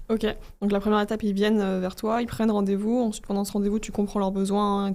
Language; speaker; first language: French; native; French